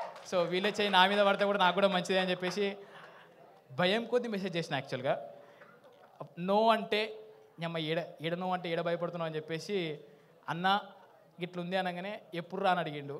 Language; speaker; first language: Telugu; native; Telugu